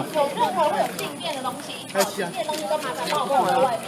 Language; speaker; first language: Chinese; native; Chinese